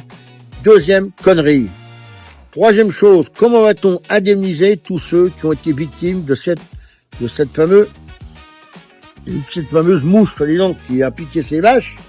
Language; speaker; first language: French; native; French